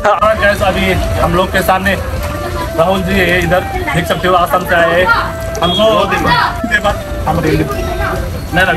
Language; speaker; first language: Hindi; non-native, learner; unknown